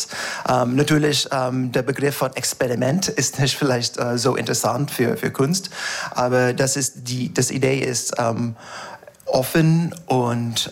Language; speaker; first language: German; non-native, fluent; English